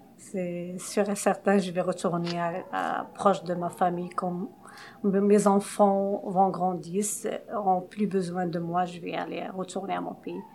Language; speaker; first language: French; non-native, local second language; Arabic